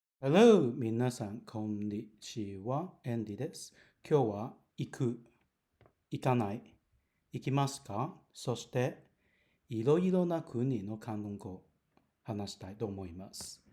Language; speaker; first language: Japanese; non-native, fluent; Cantonese